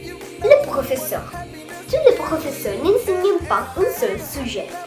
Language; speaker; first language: French; non-native, learner; Italian